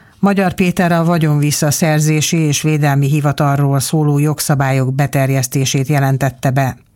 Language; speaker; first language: Hungarian; native; Hungarian